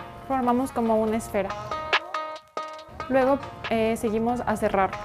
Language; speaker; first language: Spanish; native; Spanish